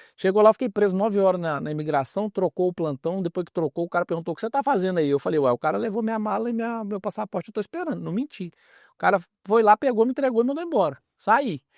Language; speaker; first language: Portuguese; native; Portuguese